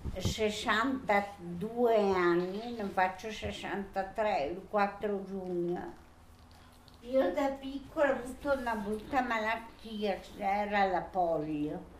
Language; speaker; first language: Italian; native; Italian